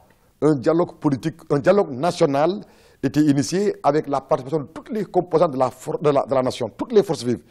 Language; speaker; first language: French; non-native, local second language; Wolof